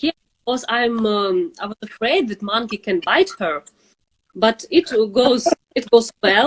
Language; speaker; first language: English; non-native, fluent; Russian